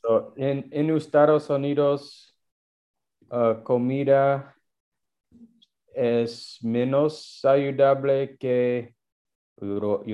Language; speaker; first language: Spanish; non-native, learner; English